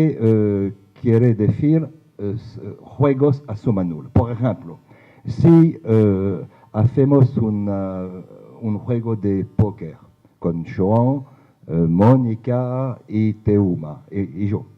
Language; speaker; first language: Spanish; non-native, fluent; French